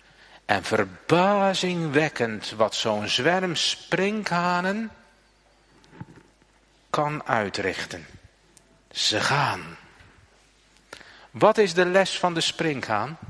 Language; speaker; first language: Dutch; native; Dutch